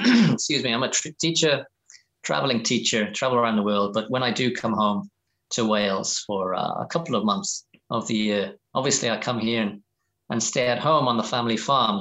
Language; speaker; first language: English; native; English